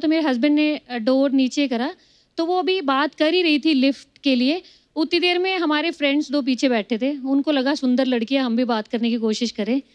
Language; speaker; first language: Hindi; native; Hindi